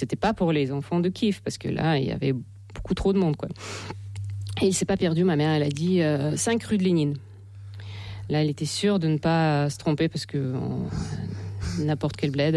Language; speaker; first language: French; non-native, fluent; Russian